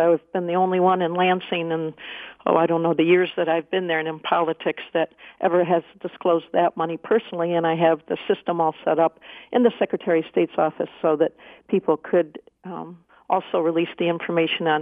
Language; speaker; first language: English; native; English